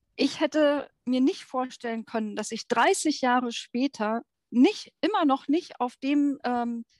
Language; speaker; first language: German; native; German